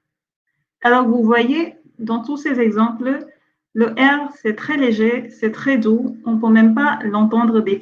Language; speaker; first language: French; non-native, fluent; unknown